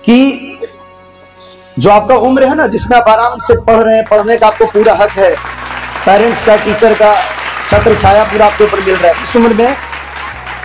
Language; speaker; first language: Hindi; native; Hindi